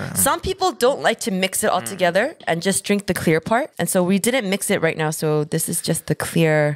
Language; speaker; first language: English; early bilingual, other home language; Korean